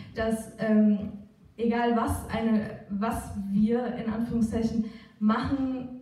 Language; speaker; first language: German; non-native, local second language; Turkish